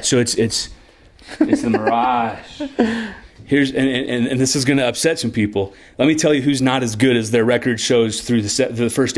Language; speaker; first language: English; native; English